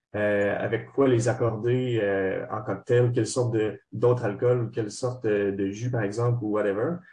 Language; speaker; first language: French; native; French